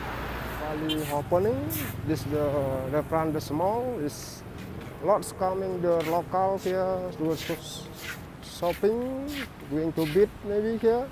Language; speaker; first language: English; non-native, learner; Indonesian